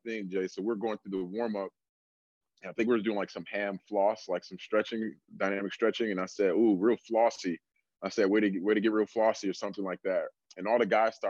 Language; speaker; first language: English; native; English